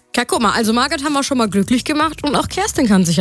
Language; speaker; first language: German; native; German